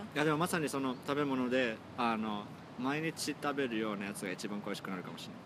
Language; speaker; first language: Japanese; non-native, fluent; Finnish